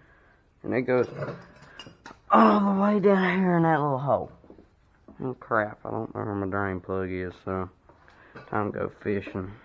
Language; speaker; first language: English; native; English